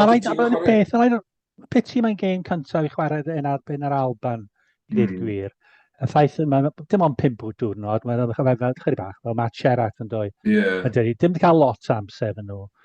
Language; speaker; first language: Welsh; native; Welsh